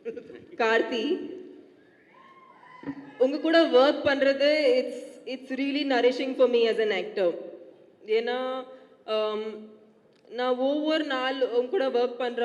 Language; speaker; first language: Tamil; non-native, fluent; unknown